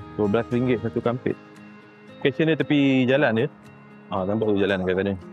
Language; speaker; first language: Malay; native; Malay